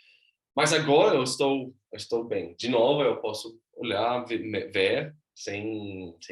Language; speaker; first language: Portuguese; non-native, learner; Swedish